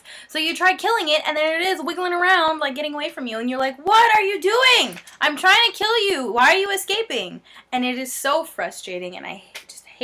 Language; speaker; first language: English; native; English